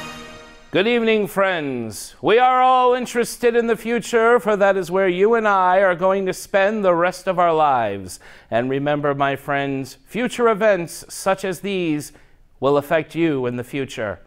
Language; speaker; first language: English; native; English